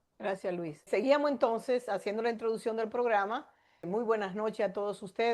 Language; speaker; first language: Spanish; native; Spanish